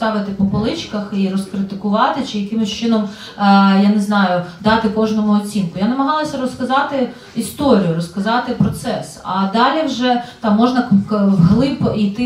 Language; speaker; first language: Ukrainian; native; Ukrainian